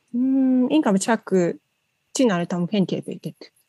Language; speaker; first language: Hungarian; non-native, learner; Japanese